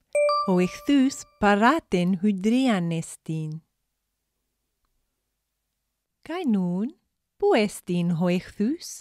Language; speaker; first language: Greek; non-native, fluent; English